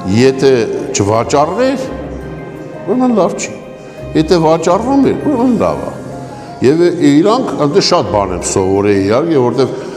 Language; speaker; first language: Armenian; native; Armenian